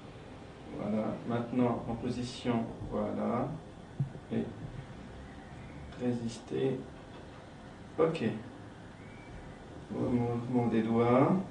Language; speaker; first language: French; native; French